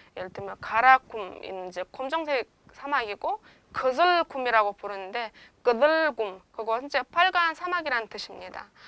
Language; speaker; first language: Korean; non-native, fluent; Turkmen